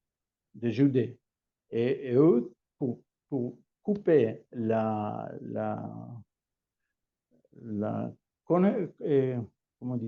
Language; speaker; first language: French; non-native, learner; Hebrew